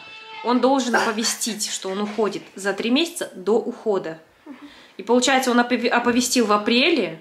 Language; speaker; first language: Russian; native; Russian